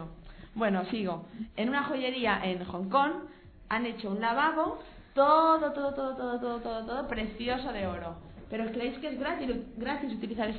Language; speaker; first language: Spanish; native; Spanish